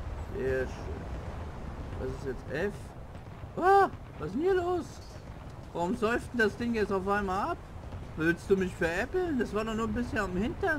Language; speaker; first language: German; native; German